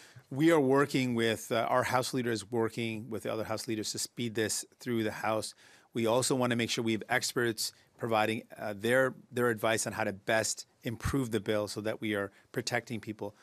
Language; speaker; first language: English; native; English